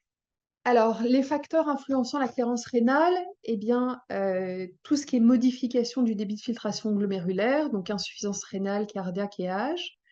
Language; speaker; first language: French; native; French